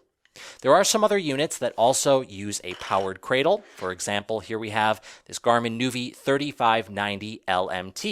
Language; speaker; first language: English; native; English